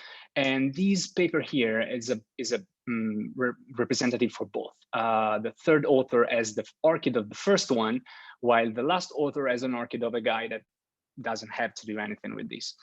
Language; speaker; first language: English; non-native, fluent; Italian